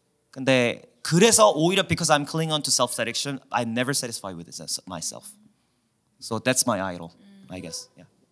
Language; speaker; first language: English; non-native, fluent; Korean